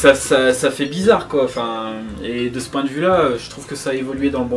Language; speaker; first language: French; native; French